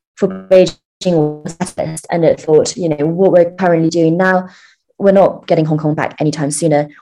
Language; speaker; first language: English; early bilingual, other home language; Chinese